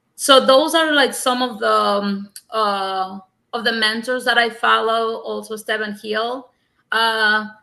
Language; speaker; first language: English; non-native, fluent; Spanish